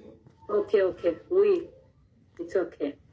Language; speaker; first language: English; non-native, local second language; Kinyarwanda